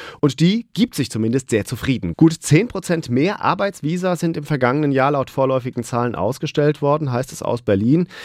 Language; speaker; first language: German; native; German